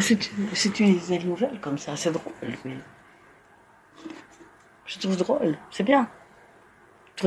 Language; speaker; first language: French; non-native, fluent; Spanish